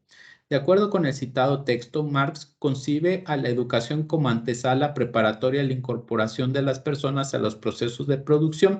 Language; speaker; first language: Spanish; native; Spanish